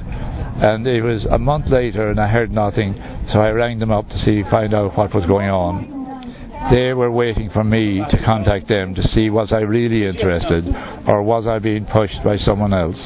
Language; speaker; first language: English; native; English